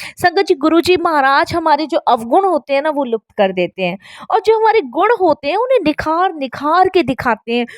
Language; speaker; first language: Hindi; native; Hindi